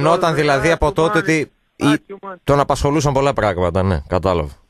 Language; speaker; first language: Greek; native; Greek